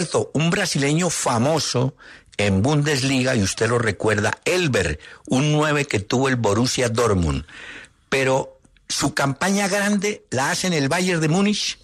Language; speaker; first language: Spanish; native; Spanish